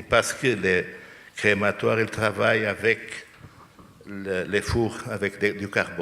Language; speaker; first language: French; non-native, fluent; Portuguese